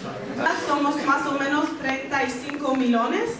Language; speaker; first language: Spanish; non-native, learner; French